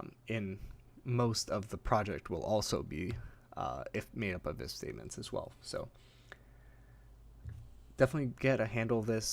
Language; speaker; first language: English; native; English